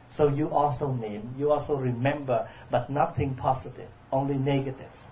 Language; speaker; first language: English; non-native, fluent; Vietnamese